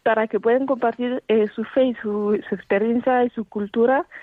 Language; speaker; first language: Spanish; non-native, fluent; French